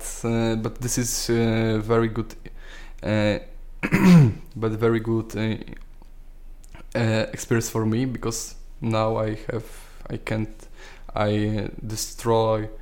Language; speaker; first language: English; non-native, learner; Polish